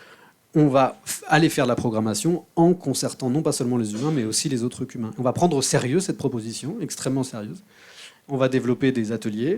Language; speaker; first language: French; native; French